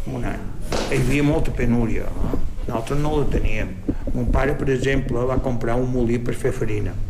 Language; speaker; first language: Catalan; native; Catalan